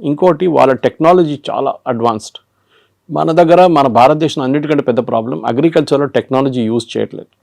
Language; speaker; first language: Telugu; non-native, local second language; Malayalam